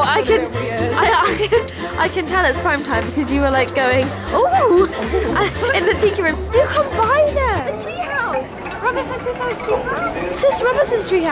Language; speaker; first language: English; native; English